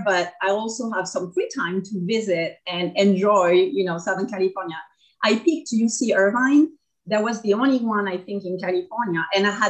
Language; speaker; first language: English; non-native, fluent; French